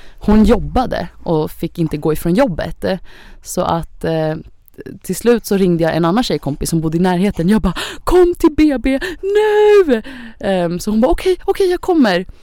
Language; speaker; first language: Swedish; early bilingual, other home language; Thai